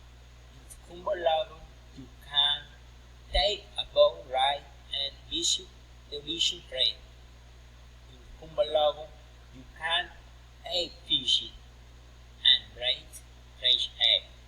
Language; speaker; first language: English; non-native, learner; Spanish